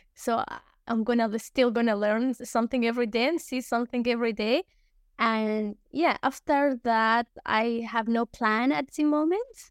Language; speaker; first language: English; early bilingual, other home language; Arabic